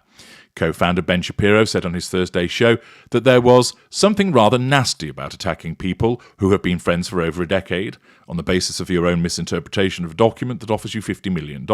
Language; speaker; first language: English; native; English